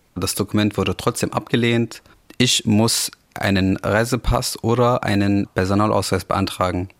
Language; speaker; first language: German; non-native, fluent; Arabic